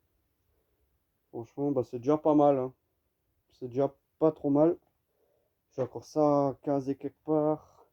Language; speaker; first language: French; native; French